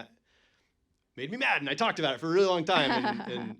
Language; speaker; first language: English; native; English